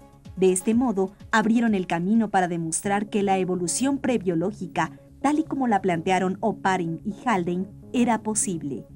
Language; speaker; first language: Spanish; native; Spanish